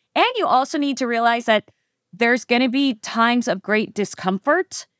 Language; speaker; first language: English; native; English